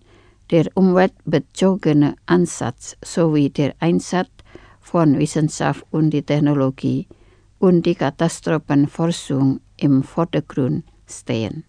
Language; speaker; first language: German; non-native, fluent; Indonesian